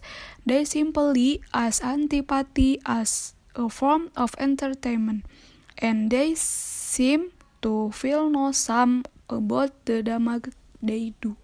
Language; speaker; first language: English; non-native, learner; Indonesian